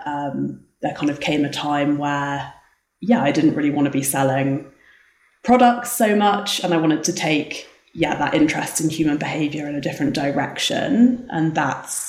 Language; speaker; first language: English; native; English